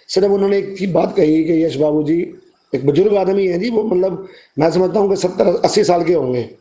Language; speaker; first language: Hindi; native; Hindi